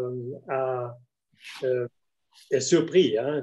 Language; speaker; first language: French; non-native, fluent; German